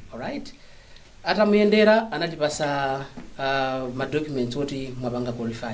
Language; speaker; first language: Nyanja; non-native, local second language; Tumbuka